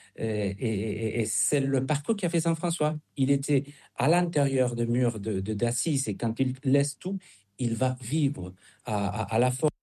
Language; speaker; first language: French; non-native, fluent; Spanish